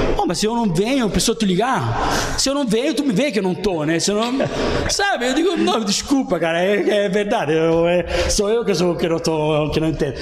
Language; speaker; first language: Portuguese; non-native, fluent; Italian